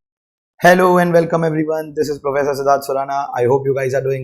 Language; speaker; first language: English; non-native, local second language; Hindi